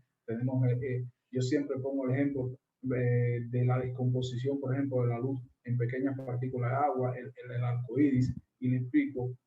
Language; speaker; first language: Spanish; native; Spanish